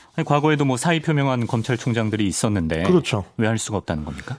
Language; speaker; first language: Korean; native; Korean